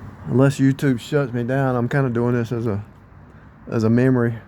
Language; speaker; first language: English; native; English